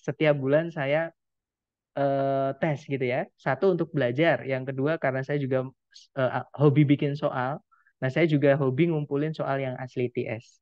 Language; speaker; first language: Indonesian; non-native, local second language; Javanese